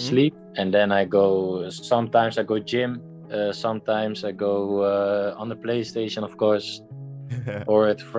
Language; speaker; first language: English; non-native, fluent; Dutch